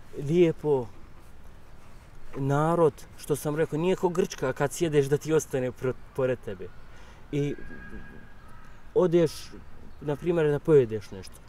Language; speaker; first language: Croatian; non-native, learner; Kurdish